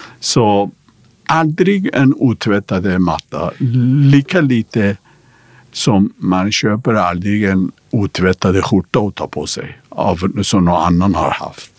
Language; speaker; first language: Swedish; non-native, fluent; Persian